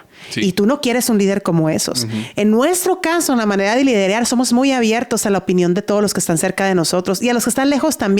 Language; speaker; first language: Spanish; native; Spanish